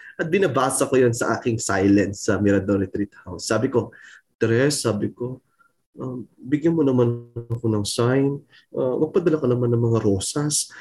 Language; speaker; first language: Filipino; non-native, local second language; Pampanga